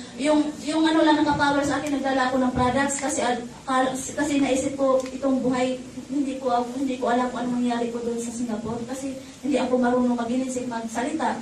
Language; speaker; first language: Filipino; non-native, local second language; Cebuano